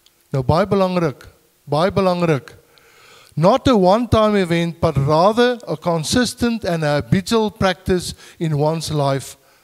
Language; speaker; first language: English; non-native, local second language; Afrikaans